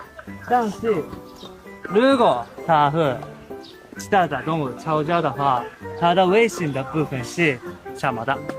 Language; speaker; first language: Chinese; non-native, learner; Japanese